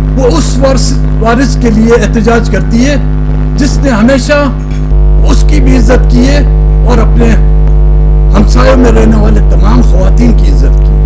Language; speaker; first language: Urdu; non-native, local second language; Brahui